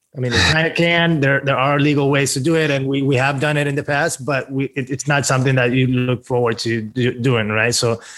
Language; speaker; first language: English; non-native, fluent; Spanish